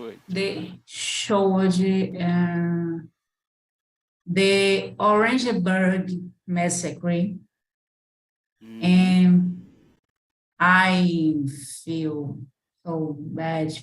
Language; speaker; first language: English; non-native, learner; Portuguese